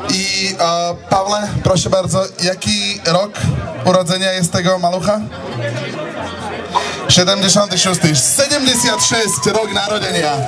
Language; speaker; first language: Polish; non-native, learner; Slovak